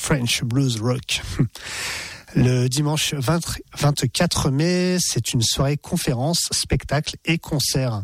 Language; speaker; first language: French; native; French